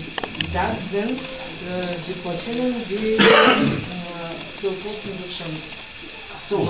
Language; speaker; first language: German; non-native, fluent; Bulgarian